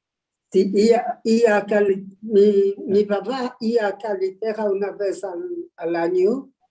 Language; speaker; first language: Spanish; early bilingual, heritage; Ladino